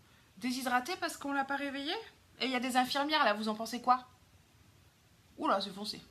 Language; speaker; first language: French; native; French